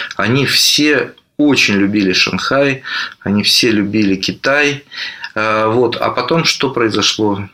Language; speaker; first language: Russian; native; Russian